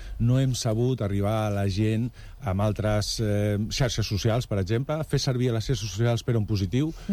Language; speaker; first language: Catalan; native; Catalan